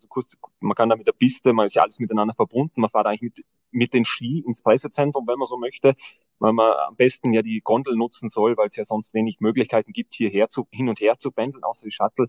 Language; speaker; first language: German; native; German